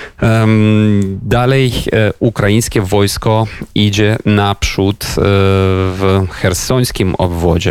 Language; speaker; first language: Polish; non-native, fluent; Ukrainian